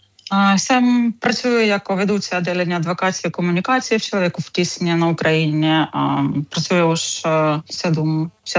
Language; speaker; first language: Czech; non-native, fluent; Ukrainian